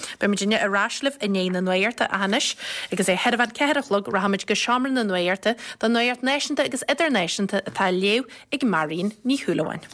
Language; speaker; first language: Irish; native; Irish